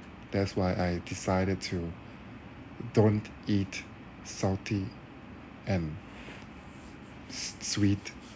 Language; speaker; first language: English; non-native, learner; Thai